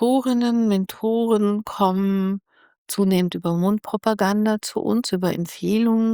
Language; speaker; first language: German; native; German